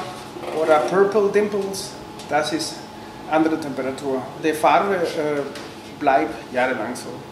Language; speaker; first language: German; non-native, fluent; Spanish